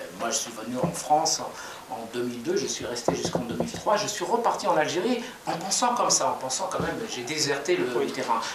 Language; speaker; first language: French; non-native, local second language; Kabyle